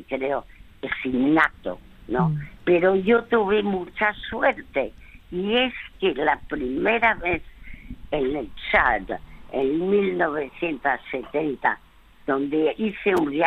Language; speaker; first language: Spanish; early bilingual, other home language; French